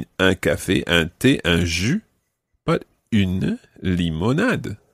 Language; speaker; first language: French; non-native, fluent; English